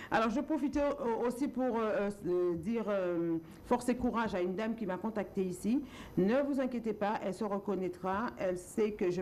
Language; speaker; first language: French; native; French